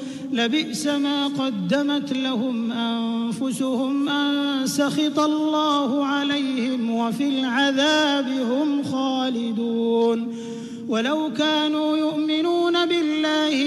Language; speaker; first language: Arabic; native; Arabic